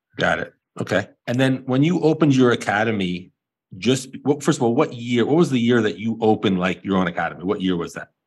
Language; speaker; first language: English; native; English